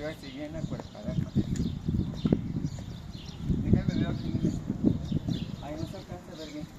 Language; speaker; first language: Spanish; native; Spanish